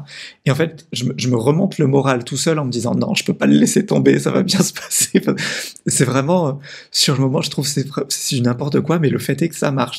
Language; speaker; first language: French; native; French